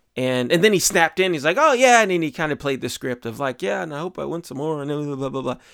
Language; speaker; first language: English; native; English